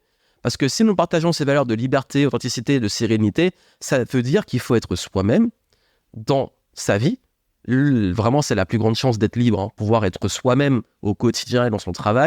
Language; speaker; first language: French; native; French